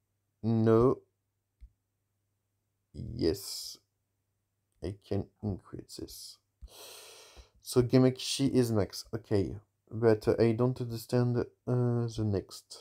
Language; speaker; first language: English; non-native, learner; French